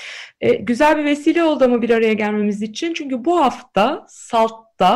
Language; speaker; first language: Turkish; native; Turkish